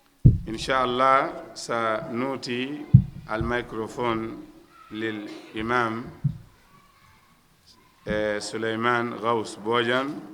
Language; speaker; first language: Arabic; non-native, fluent; Wolof